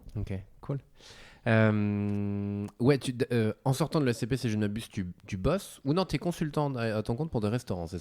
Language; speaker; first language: French; native; French